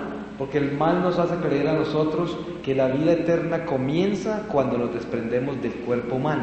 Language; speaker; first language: Spanish; native; Spanish